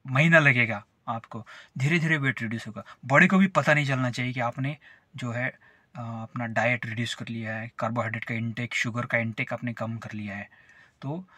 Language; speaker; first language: Hindi; non-native, local second language; Marathi